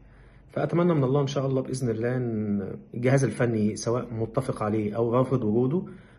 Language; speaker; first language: Arabic; native; Arabic